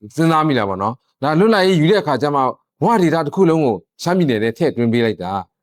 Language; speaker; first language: Burmese; non-native, local second language; Shan